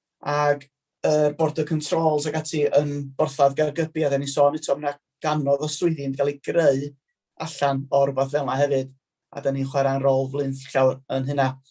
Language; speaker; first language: Welsh; native; Welsh